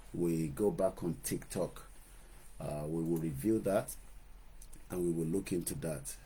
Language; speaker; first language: English; non-native, local second language; Yoruba